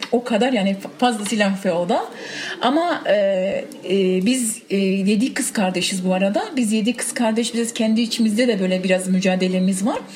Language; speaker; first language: Turkish; non-native, local second language; Kurdish